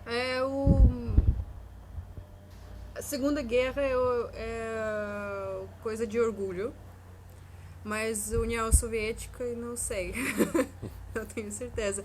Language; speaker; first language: Portuguese; non-native, learner; Russian